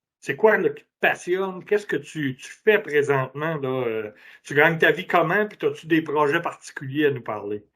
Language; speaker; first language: French; native; French